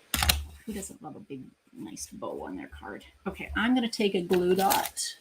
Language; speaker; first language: English; native; English